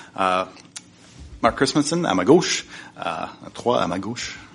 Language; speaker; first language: French; non-native, fluent; English